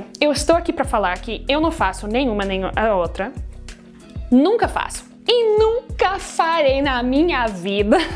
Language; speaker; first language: Portuguese; non-native, fluent; English